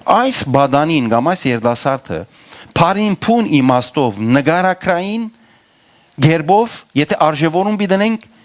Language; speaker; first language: Armenian; early bilingual, heritage; Armenian